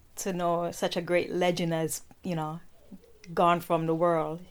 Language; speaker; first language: English; non-native, local second language; Jamaican Creole English